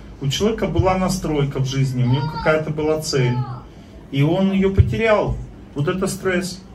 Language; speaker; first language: Russian; native; Russian